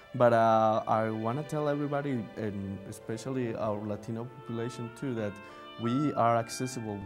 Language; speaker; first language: English; non-native, fluent; Spanish